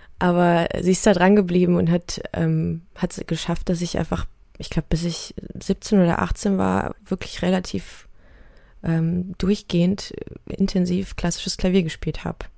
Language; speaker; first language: German; early bilingual, other home language; Russian